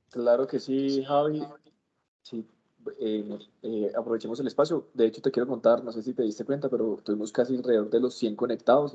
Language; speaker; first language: Spanish; native; Spanish